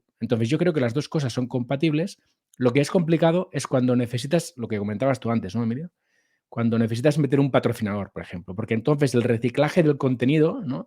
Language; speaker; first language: Spanish; native; Spanish